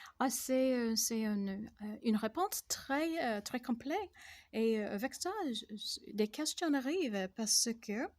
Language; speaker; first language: French; non-native, fluent; English